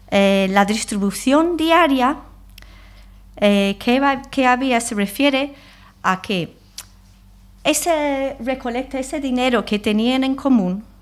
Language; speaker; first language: Spanish; non-native, fluent; English